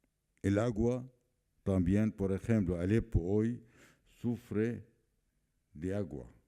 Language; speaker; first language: Spanish; non-native, fluent; Arabic